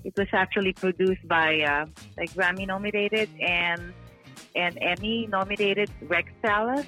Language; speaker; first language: English; non-native, local second language; Filipino